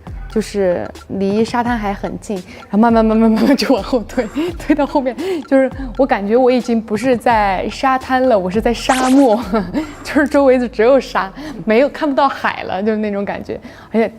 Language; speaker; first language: Chinese; native; Chinese